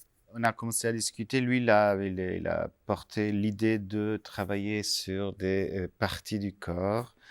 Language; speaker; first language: French; non-native, fluent; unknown